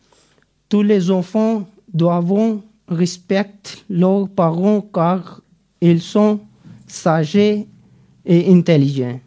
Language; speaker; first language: French; non-native, learner; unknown